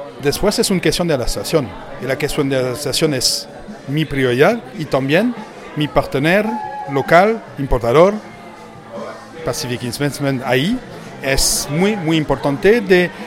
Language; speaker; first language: Spanish; non-native, learner; French